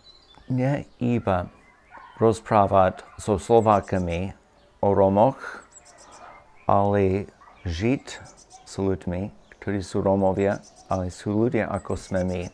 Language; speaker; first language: Slovak; non-native, fluent; English